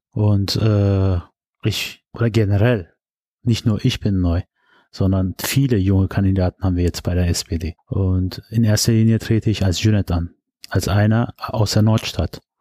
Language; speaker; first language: German; early bilingual, other home language; Turkish